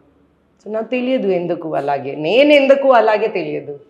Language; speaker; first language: Telugu; non-native, learner; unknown